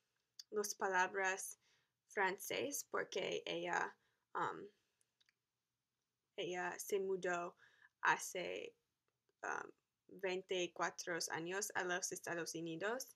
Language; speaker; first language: Spanish; non-native, learner; English